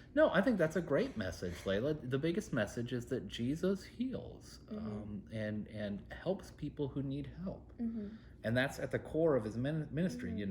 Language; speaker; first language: English; native; English